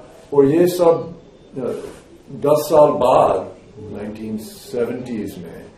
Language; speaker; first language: Hindi; non-native, fluent; English